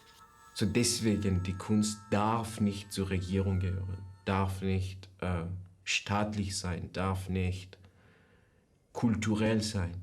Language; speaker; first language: German; non-native, fluent; Persian